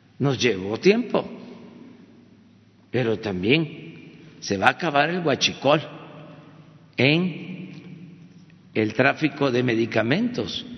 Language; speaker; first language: Spanish; native; Spanish